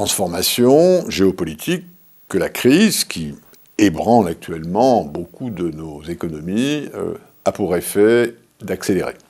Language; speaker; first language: French; native; French